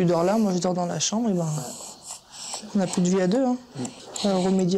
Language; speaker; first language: French; native; French